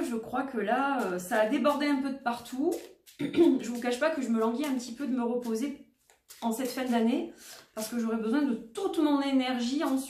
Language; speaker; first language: French; native; French